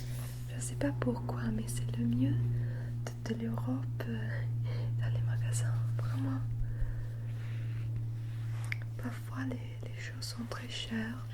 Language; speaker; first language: French; non-native, fluent; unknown